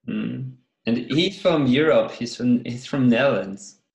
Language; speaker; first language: English; non-native, fluent; German